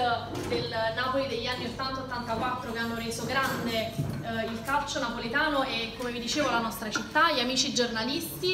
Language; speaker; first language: Italian; native; Italian